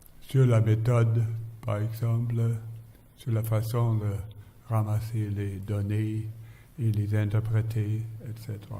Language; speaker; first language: French; non-native, fluent; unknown